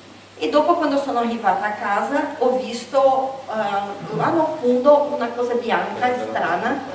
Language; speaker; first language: Italian; non-native, learner; Portuguese